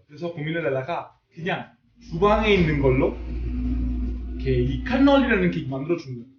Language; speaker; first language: Korean; non-native, fluent; Italian